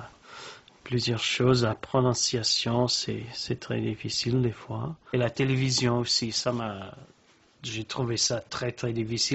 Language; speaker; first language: French; non-native, fluent; English